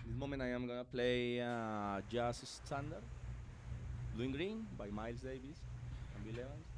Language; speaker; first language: English; non-native, learner; Spanish